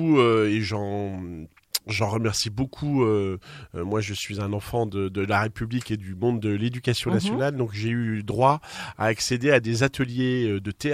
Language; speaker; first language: French; native; French